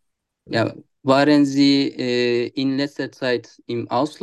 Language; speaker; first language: German; non-native, learner; Turkish